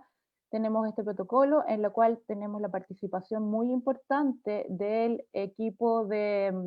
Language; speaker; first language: Spanish; native; Spanish